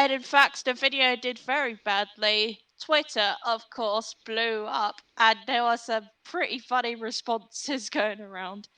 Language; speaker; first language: English; native; English